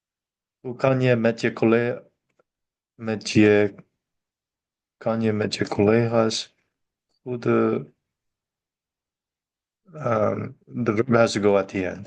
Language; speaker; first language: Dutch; non-native, learner; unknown